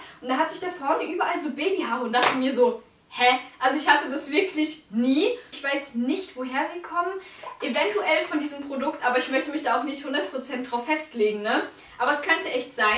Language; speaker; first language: German; native; German